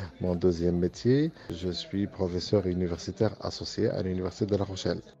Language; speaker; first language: French; non-native, local second language; Arabic